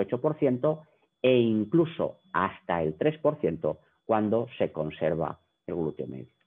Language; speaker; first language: Spanish; native; Spanish